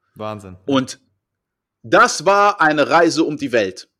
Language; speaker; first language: German; early bilingual, other home language; French